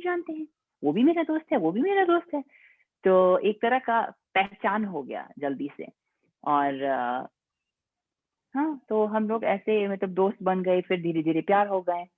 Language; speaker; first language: Hindi; non-native, fluent; English